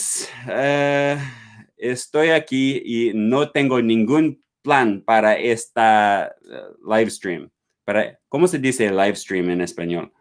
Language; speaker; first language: Spanish; non-native, learner; English